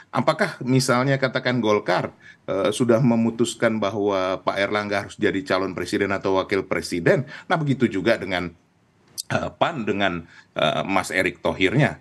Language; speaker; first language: Indonesian; native; Indonesian